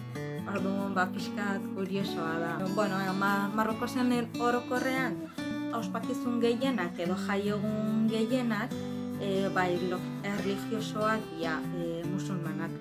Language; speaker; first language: Basque; non-native, fluent; Arabic